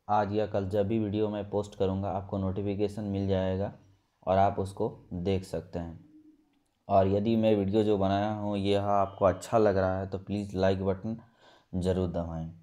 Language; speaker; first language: Hindi; native; Hindi